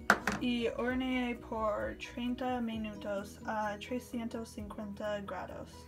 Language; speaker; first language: Spanish; non-native, learner; English